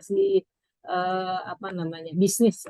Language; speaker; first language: Indonesian; native; Indonesian